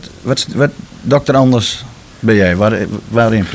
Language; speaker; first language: Dutch; native; Dutch